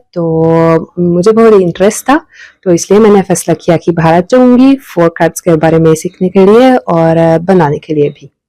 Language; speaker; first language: Hindi; non-native, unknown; Italian